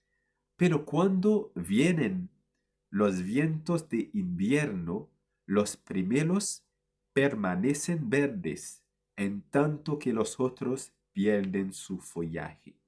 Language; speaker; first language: Spanish; non-native, fluent; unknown